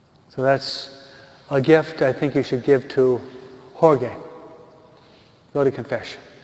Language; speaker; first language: English; native; English